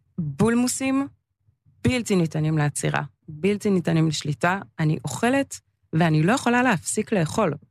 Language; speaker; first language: Hebrew; early bilingual, other home language; English